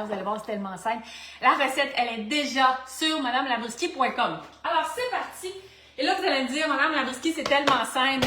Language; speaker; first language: French; native; French